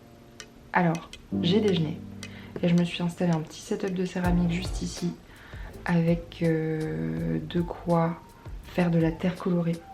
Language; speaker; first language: French; native; French